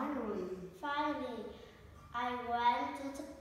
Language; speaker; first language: English; non-native, learner; Vietnamese